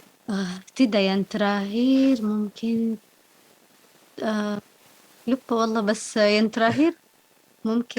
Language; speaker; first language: Indonesian; non-native, learner; Arabic